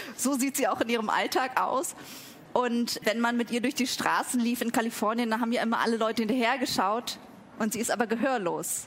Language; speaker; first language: German; early bilingual, other home language; Vietnamese